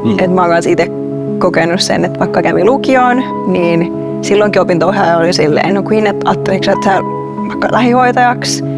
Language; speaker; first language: Finnish; early bilingual, other home language; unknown